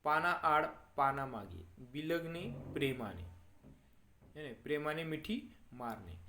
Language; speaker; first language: Hindi; non-native, local second language; Marathi